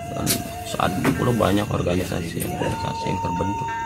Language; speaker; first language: Indonesian; native; Indonesian